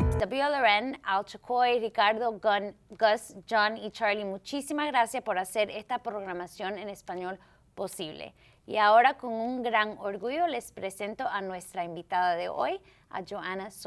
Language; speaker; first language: Spanish; early bilingual, heritage; Spanish